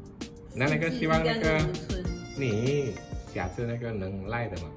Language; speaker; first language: Chinese; non-native, fluent; Indonesian